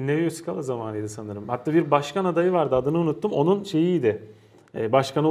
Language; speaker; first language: Turkish; native; Turkish